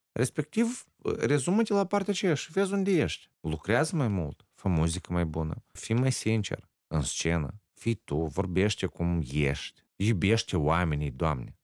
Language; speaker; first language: Romanian; native; Romanian